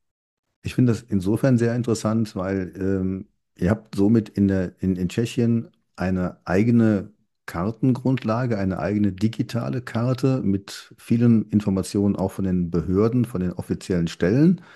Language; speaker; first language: German; native; German